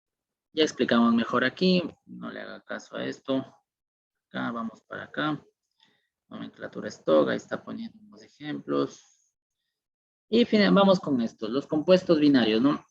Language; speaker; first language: Spanish; native; Spanish